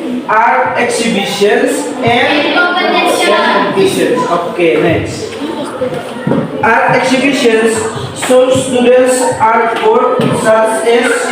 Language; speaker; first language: English; non-native, learner; Indonesian